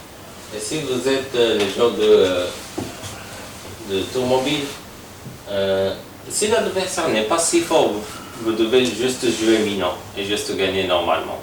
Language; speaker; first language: French; non-native, fluent; Japanese